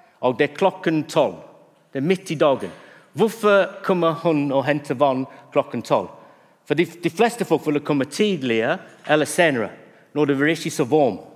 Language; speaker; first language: Norwegian; non-native, fluent; English